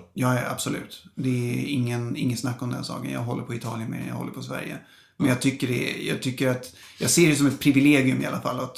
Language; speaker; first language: Swedish; early bilingual, other home language; Italian